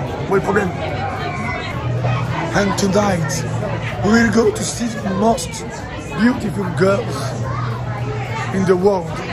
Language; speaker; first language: English; non-native, learner; French